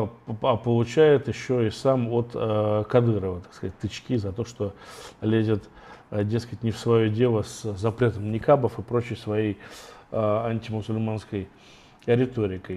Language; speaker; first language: Russian; native; Russian